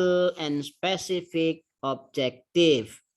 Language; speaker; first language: English; non-native, fluent; Indonesian